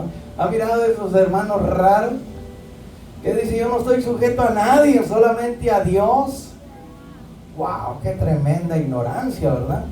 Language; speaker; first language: Spanish; native; Spanish